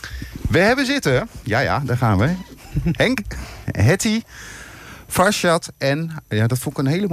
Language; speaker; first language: Dutch; native; Dutch